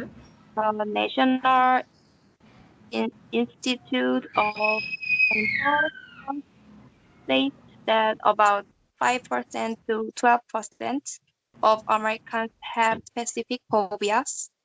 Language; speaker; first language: English; non-native, learner; Korean